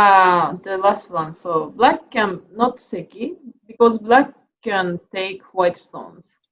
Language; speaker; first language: English; non-native, learner; Japanese